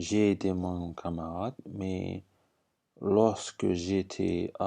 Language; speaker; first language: French; non-native, fluent; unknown